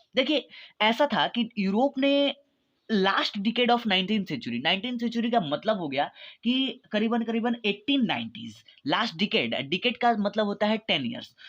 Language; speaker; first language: Hindi; native; Hindi